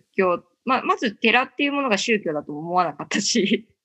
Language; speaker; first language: Japanese; native; Japanese